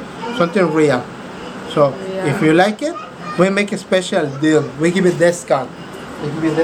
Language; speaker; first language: English; non-native, learner; Spanish